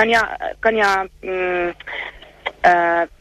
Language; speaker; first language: Swedish; non-native, learner; Finnish